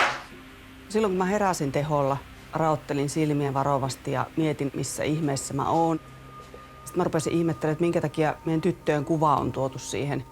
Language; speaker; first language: Finnish; native; Finnish